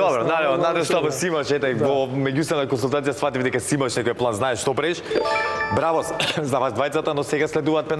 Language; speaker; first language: Macedonian; native; Macedonian